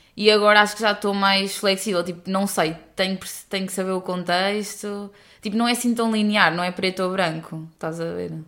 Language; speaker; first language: Portuguese; native; Portuguese